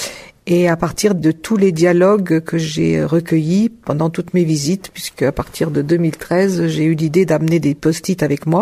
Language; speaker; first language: French; native; French